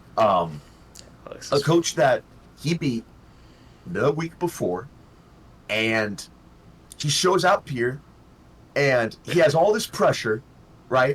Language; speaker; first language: English; native; English